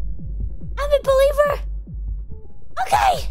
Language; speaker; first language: English; native; English